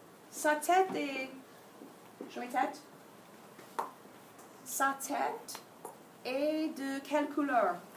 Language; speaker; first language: French; non-native, fluent; English